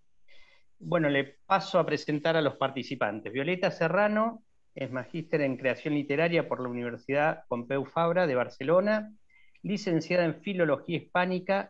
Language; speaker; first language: Spanish; native; Spanish